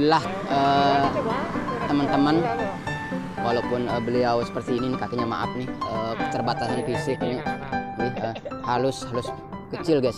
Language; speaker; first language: Indonesian; non-native, local second language; Sasak